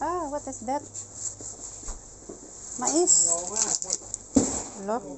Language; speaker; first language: English; non-native, local second language; Filipino